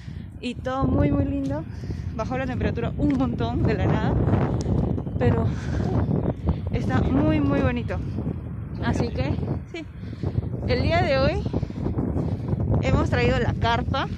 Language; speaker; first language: Spanish; native; Spanish